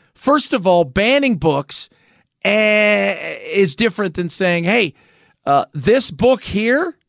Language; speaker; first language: English; early bilingual, other home language; Spanish